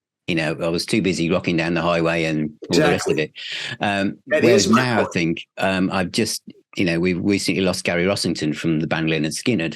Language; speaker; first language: English; native; English